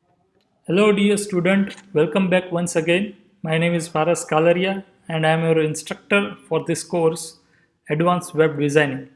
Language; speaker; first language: English; non-native, local second language; Gujarati